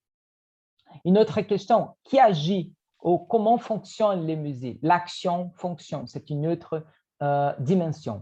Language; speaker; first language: French; non-native, fluent; Portuguese